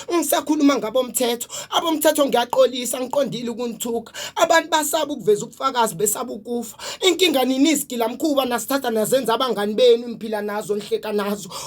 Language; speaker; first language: Zulu; native; Zulu